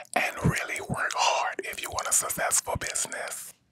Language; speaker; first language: English; native; English